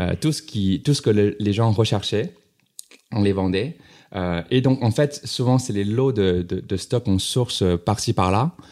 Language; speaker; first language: French; non-native, fluent; Chinese